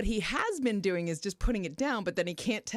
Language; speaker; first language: English; native; English